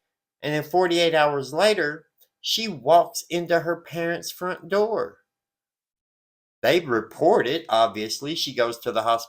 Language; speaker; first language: English; native; English